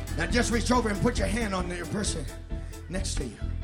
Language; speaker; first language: English; native; English